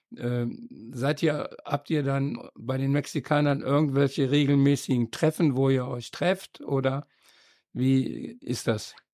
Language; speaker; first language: German; native; German